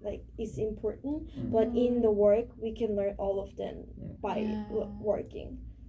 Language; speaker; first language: English; non-native, learner; Korean